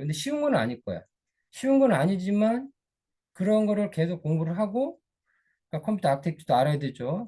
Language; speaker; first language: Korean; native; Korean